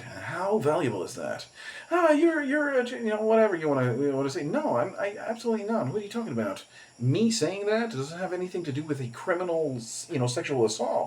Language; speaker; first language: English; native; English